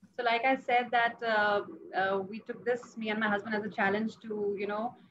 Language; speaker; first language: English; non-native, local second language; Punjabi